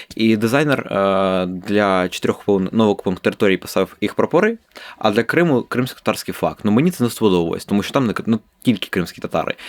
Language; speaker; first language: Ukrainian; non-native, local second language; Russian